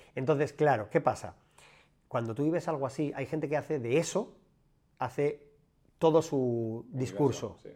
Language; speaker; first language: Spanish; native; Spanish